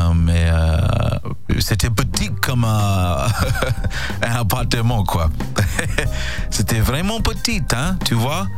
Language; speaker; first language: French; non-native, fluent; English